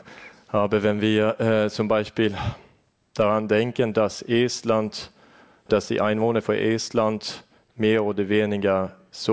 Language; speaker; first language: German; non-native, fluent; Estonian